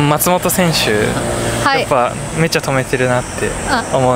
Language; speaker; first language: Japanese; native; Japanese